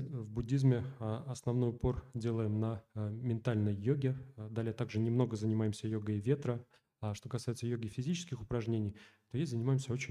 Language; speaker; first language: Russian; native; Russian